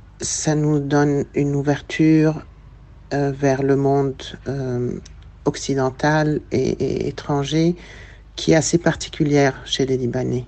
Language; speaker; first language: French; non-native, local second language; Arabic